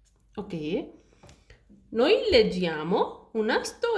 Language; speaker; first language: Italian; non-native, learner; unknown